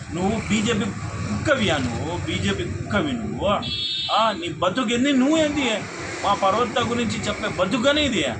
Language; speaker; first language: Telugu; non-native, local second language; Urdu